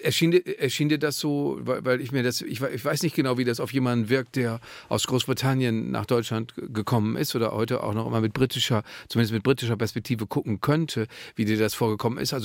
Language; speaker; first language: German; native; German